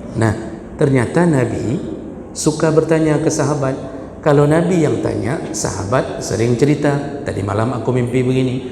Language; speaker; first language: Malay; non-native, local second language; Achinese